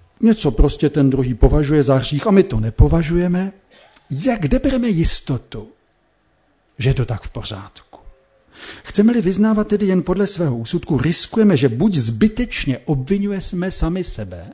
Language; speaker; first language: Czech; native; Czech